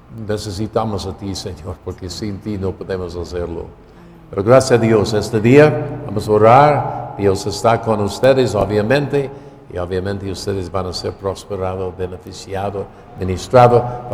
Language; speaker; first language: Spanish; non-native, fluent; English